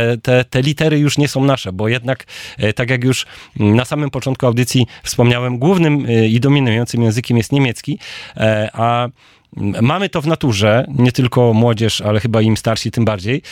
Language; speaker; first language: Polish; native; Polish